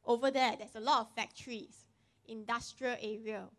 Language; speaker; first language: English; non-native, local second language; Chinese